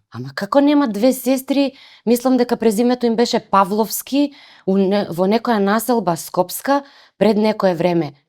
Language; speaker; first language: Macedonian; native; Macedonian